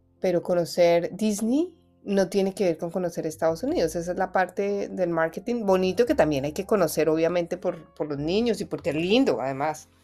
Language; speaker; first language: Spanish; native; Spanish